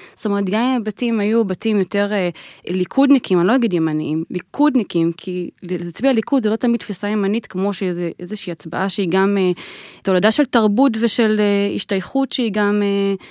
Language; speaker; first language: Hebrew; native; Hebrew